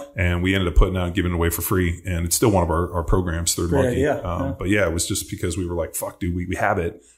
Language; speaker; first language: English; native; English